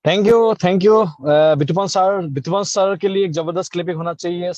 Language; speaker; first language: Hindi; non-native, local second language; Assamese